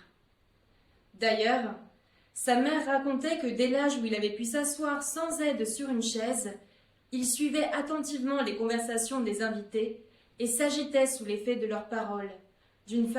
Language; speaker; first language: French; native; French